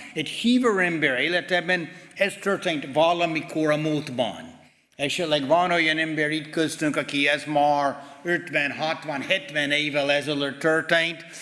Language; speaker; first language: Hungarian; non-native, fluent; English